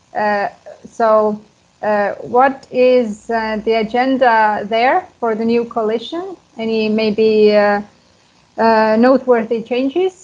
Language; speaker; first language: English; non-native, fluent; Estonian